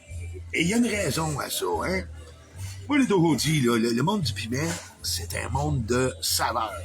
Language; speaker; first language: French; native; French